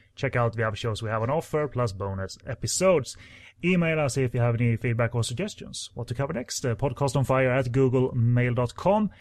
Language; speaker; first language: English; non-native, fluent; Swedish